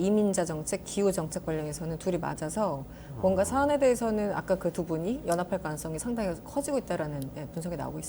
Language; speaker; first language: Korean; native; Korean